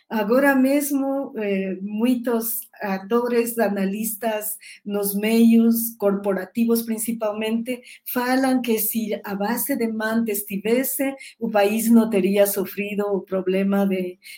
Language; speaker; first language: Portuguese; non-native, learner; Spanish